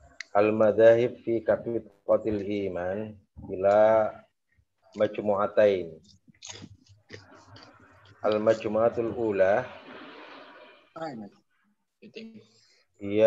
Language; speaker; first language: Arabic; non-native, fluent; Indonesian